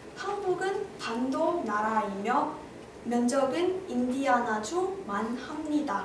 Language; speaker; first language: Korean; non-native, learner; Chinese